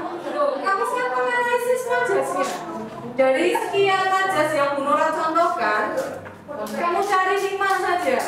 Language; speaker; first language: Indonesian; native; Indonesian